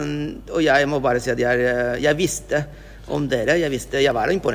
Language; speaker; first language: Norwegian; non-native, fluent; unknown